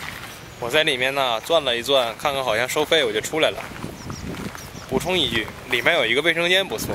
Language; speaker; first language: Chinese; native; Chinese